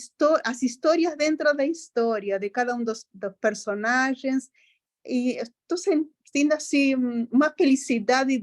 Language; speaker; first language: Portuguese; non-native, fluent; Spanish